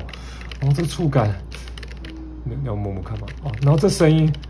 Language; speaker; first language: Chinese; native; Chinese